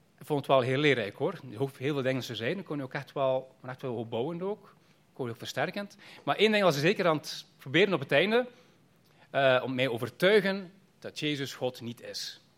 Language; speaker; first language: Dutch; native; Dutch